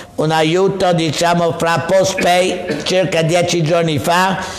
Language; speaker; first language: Italian; non-native, fluent; English